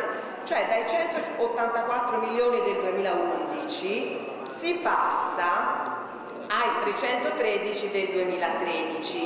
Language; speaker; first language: Italian; native; Italian